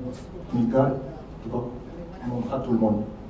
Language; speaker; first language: French; non-native, local second language; Lingala